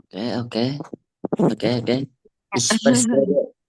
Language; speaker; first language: German; non-native, learner; Indonesian